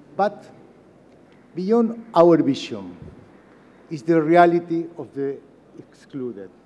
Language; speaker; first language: English; non-native, learner; Spanish